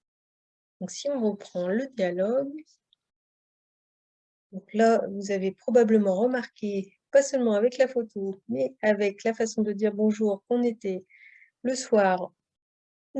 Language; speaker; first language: French; native; French